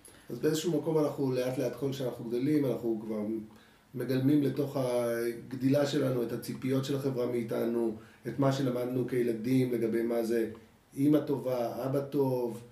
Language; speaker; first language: Hebrew; native; Hebrew